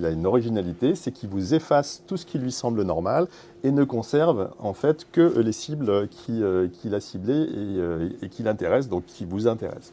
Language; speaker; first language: French; native; French